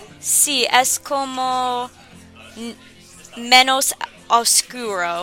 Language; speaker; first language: Spanish; non-native, learner; English